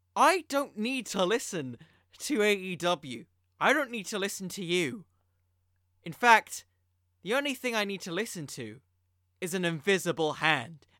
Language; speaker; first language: English; native; English